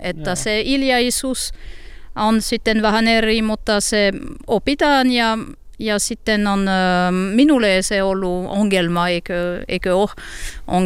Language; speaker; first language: Finnish; non-native, learner; French